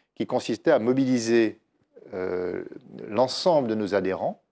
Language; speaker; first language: French; native; French